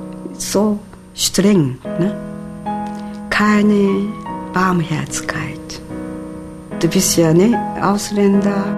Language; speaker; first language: German; non-native, learner; Japanese